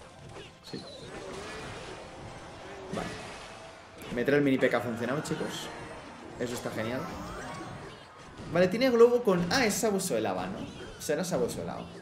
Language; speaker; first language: Spanish; native; Spanish